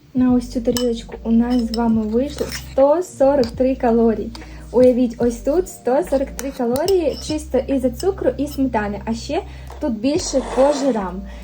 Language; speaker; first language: Ukrainian; non-native, local second language; Russian